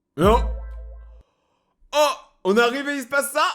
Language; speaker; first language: French; native; French